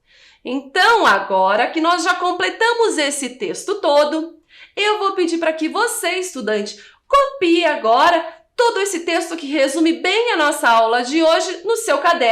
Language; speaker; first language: Portuguese; native; Portuguese